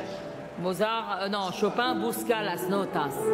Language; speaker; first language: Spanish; non-native, learner; French